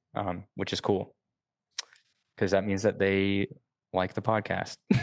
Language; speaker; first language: English; native; English